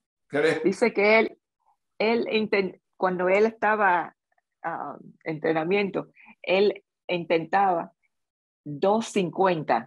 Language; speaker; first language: Spanish; early bilingual, other home language; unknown